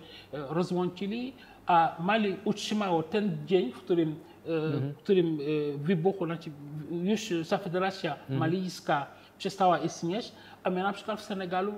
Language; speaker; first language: Polish; non-native, fluent; Wolof